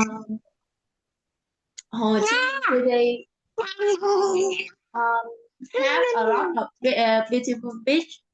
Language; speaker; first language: English; non-native, learner; Vietnamese